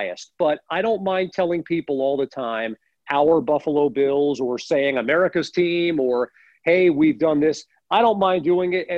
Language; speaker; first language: English; native; English